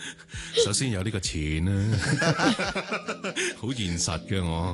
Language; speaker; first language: Cantonese; native; Cantonese